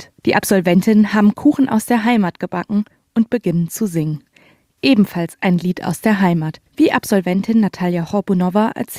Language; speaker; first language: German; native; German